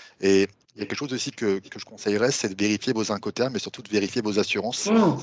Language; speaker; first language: French; native; French